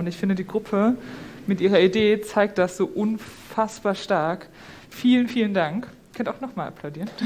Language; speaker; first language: German; native; German